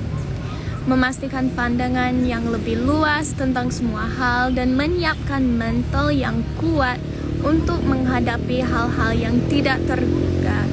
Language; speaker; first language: Indonesian; non-native, fluent; English